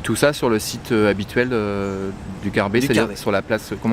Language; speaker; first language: French; native; French